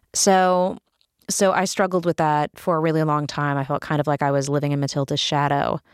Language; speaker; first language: English; native; English